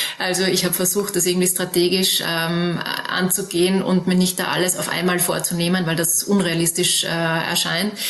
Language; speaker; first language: German; native; German